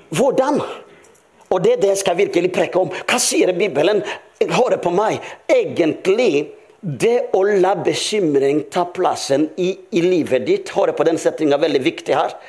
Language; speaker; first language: Norwegian; non-native, fluent; Rundi